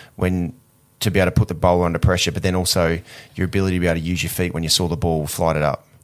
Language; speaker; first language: English; native; English